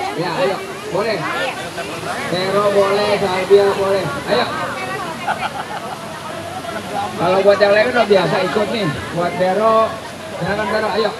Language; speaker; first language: Indonesian; native; Indonesian